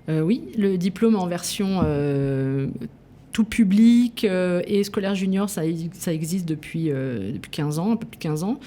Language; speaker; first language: French; native; French